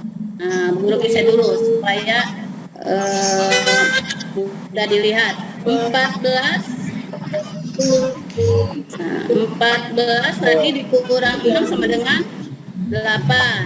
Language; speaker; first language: Indonesian; native; Indonesian